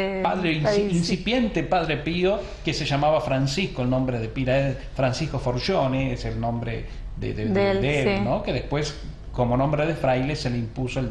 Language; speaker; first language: Spanish; native; Spanish